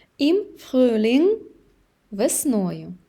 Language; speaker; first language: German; non-native, fluent; Ukrainian